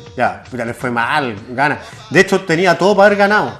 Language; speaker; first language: Spanish; native; Spanish